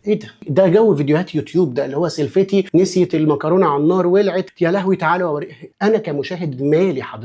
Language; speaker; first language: Arabic; native; Arabic